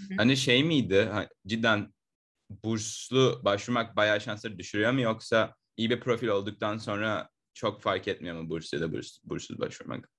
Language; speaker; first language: Turkish; native; Turkish